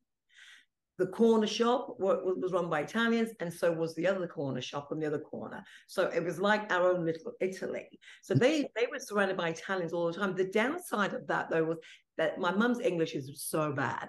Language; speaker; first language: English; non-native, local second language; Italian